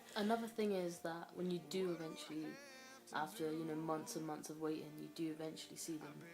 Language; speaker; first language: English; native; English